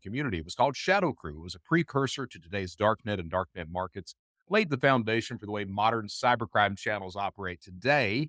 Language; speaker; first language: English; native; English